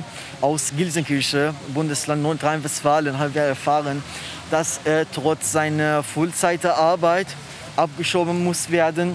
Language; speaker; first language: German; non-native, learner; Persian